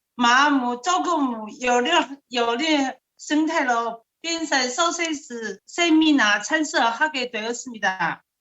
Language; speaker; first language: Korean; non-native, learner; Chinese